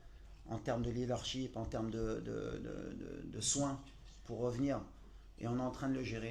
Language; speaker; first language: French; native; French